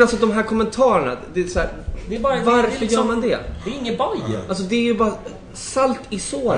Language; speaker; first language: Swedish; native; Swedish